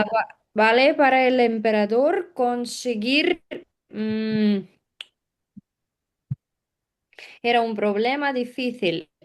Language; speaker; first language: Spanish; non-native, learner; Russian